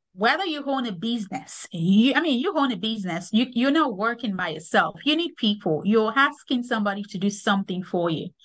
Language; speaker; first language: English; non-native, local second language; Yoruba